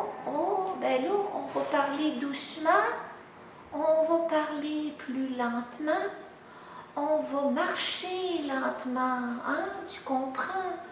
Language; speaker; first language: French; native; French